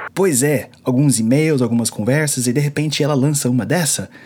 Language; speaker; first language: Portuguese; non-native, fluent; English